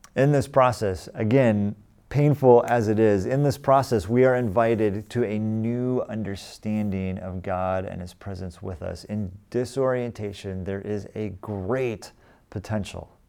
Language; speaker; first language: English; native; English